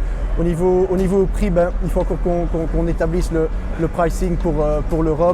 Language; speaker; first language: French; native; French